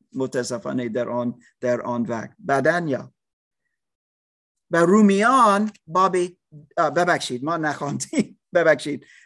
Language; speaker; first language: Persian; non-native, learner; English